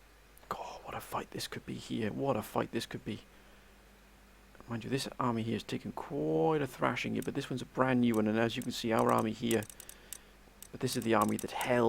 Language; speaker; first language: English; native; English